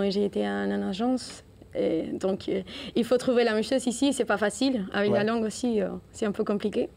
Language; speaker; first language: French; non-native, learner; Spanish